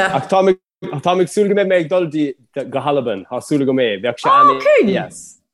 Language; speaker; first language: Irish; native; Irish